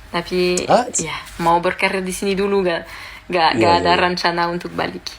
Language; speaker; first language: Indonesian; non-native, fluent; French